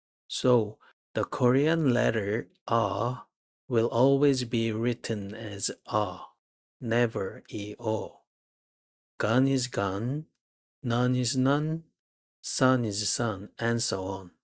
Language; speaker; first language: English; non-native, fluent; Korean